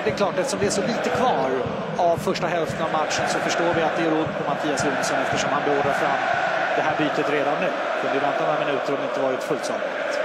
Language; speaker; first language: Swedish; native; Swedish